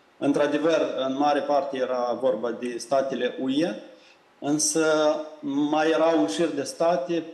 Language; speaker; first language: Romanian; native; Romanian